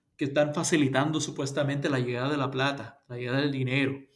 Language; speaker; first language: Spanish; early bilingual, heritage; Spanish